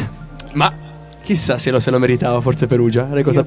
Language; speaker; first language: Italian; native; Italian